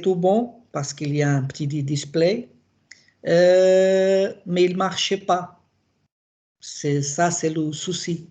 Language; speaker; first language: French; non-native, learner; Portuguese